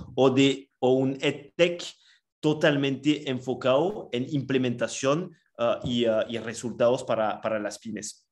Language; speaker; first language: Spanish; non-native, fluent; French